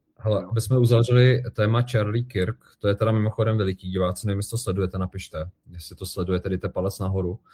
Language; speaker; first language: Czech; native; Czech